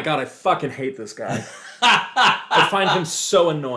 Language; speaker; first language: English; native; English